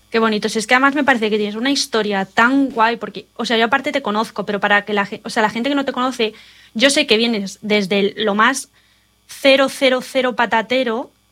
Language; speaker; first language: Spanish; native; Spanish